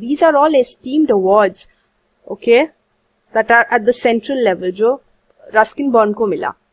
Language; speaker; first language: English; non-native, local second language; Hindi